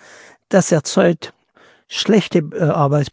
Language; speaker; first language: German; non-native, fluent; French